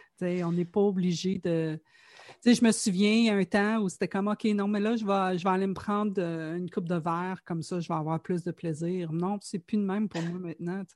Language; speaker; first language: French; native; French